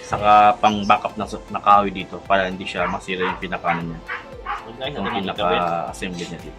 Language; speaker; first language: Filipino; native; Filipino